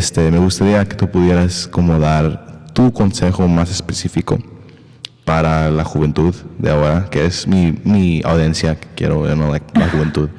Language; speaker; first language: Spanish; early bilingual, heritage; Spanish